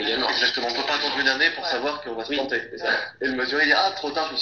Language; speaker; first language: French; native; French